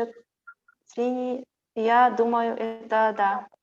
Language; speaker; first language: Russian; non-native, local second language; Kazakh